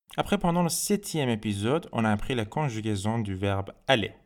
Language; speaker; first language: French; non-native, fluent; Persian